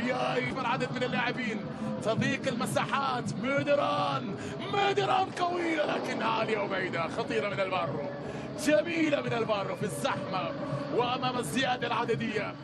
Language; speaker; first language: Arabic; native; Arabic